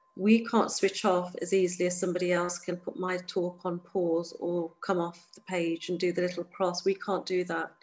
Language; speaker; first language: English; native; English